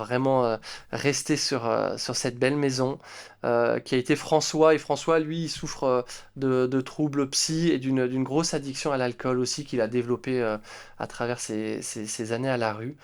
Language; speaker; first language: French; native; French